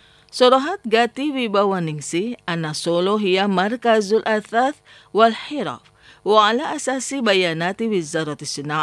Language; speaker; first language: Arabic; non-native, fluent; Indonesian